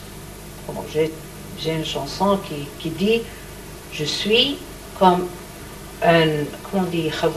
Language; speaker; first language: French; non-native, learner; Hebrew